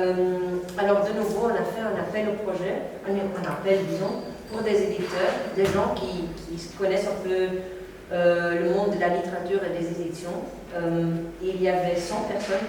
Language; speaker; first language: French; non-native, local second language; Dutch